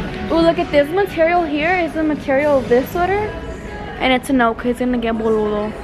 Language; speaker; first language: English; early bilingual, other home language; Spanish